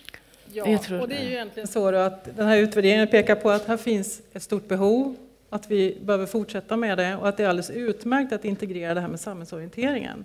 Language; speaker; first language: Swedish; native; Swedish